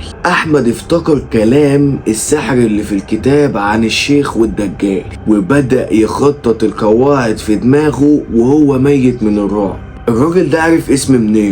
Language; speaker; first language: Arabic; native; Arabic